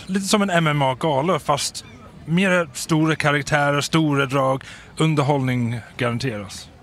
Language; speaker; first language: Swedish; non-native, fluent; English